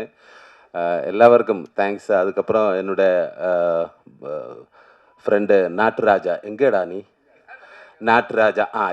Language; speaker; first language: Tamil; non-native, learner; Malayalam